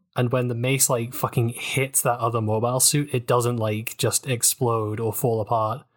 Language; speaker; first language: English; native; English